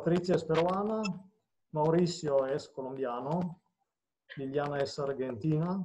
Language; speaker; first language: Spanish; non-native, learner; Italian